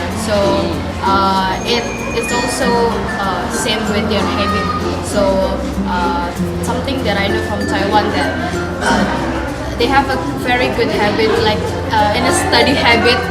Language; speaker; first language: English; non-native, fluent; Indonesian